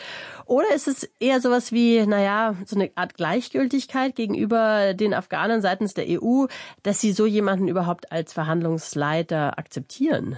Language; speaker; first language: German; native; German